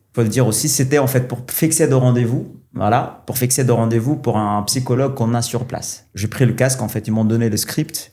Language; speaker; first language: French; non-native, local second language; Arabic